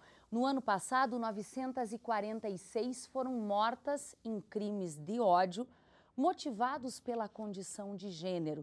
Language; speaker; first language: Portuguese; native; Portuguese